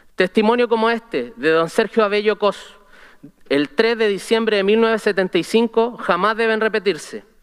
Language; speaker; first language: Spanish; native; Spanish